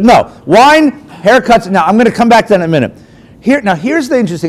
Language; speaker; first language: English; native; English